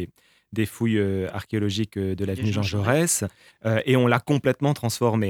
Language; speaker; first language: French; native; French